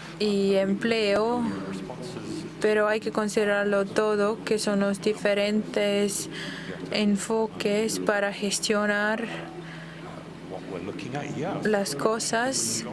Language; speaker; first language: Spanish; non-native, fluent; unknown